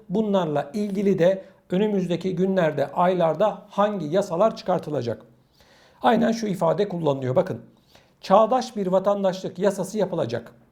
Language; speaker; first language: Turkish; native; Turkish